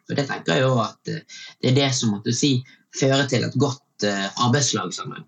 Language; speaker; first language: Norwegian; early bilingual, other home language; Tamil